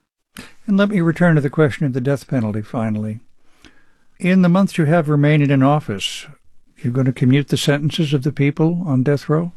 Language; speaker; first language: English; native; English